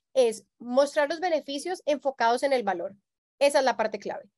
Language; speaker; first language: Spanish; native; Spanish